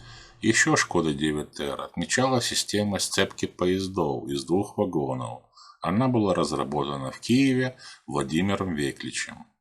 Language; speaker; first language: Russian; native; Russian